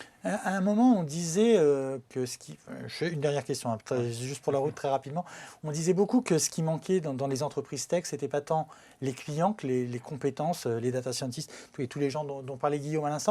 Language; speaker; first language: French; native; French